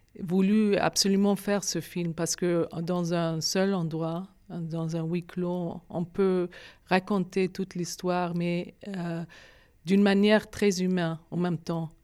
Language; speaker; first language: French; non-native, fluent; Arabic